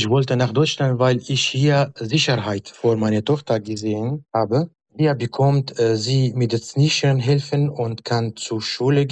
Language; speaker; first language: German; non-native, learner; Kurdish